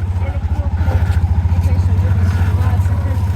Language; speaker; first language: French; non-native, local second language; Malagasy